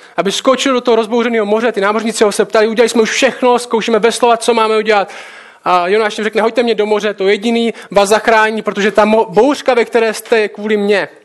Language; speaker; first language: Czech; native; Czech